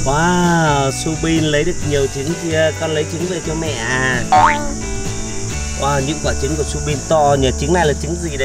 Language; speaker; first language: Vietnamese; native; Vietnamese